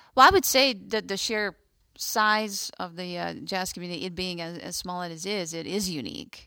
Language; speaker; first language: English; non-native, fluent; Hungarian